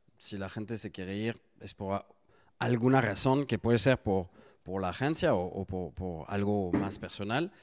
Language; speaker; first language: Spanish; non-native, fluent; French